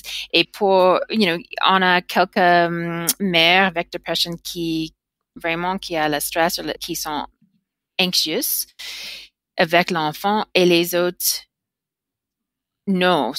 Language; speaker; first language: French; non-native, learner; English